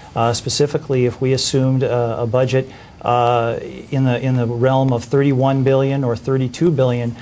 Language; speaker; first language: English; native; English